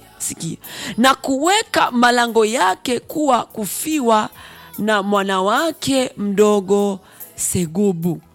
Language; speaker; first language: Swahili; non-native, local second language; Rundi